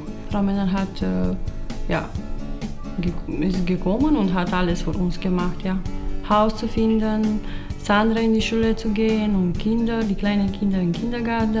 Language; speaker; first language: German; non-native, learner; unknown